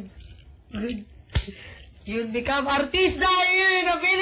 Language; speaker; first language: English; non-native, local second language; Filipino